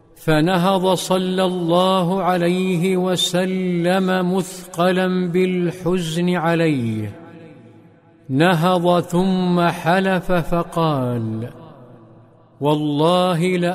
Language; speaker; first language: Arabic; native; Arabic